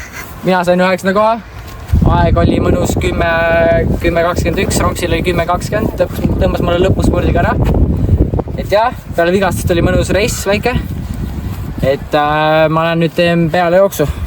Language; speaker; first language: Estonian; native; Estonian